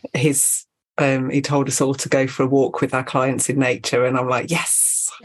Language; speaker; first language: English; native; English